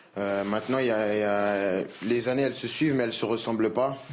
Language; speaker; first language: French; native; French